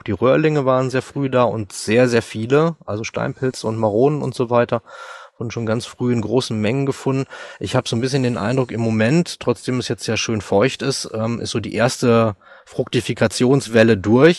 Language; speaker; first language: German; native; German